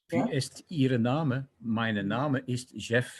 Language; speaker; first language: German; non-native, learner; English